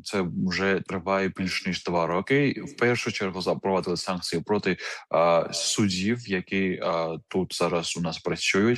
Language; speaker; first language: Ukrainian; non-native, fluent; Georgian